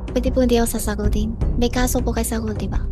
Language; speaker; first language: Filipino; non-native, learner; Chinese